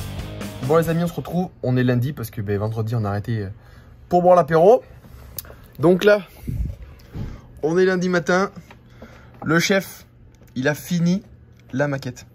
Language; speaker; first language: French; native; French